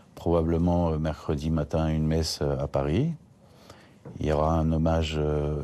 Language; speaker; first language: French; native; French